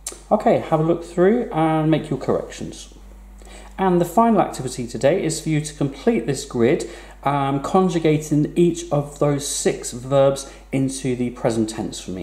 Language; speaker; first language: English; native; English